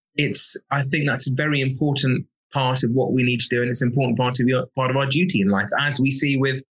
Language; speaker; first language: English; native; English